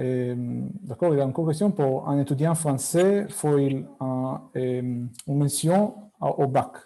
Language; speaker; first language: French; non-native, fluent; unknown